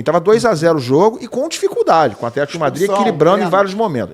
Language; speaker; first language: Portuguese; native; Portuguese